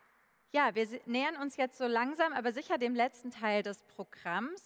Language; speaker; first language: German; native; German